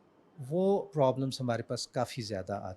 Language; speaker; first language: Urdu; native; Urdu